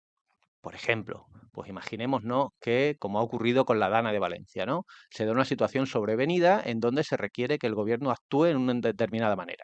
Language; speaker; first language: Spanish; native; Spanish